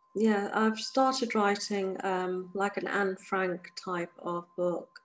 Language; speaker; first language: English; native; English